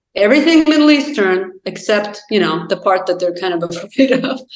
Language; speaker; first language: English; non-native, fluent; Azerbaijani